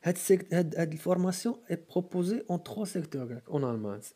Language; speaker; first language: French; non-native, local second language; Arabic